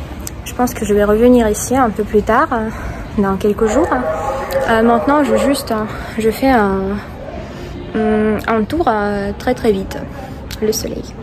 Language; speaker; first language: French; non-native, fluent; Russian